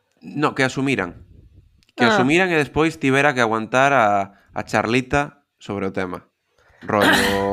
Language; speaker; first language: Galician; non-native, local second language; Spanish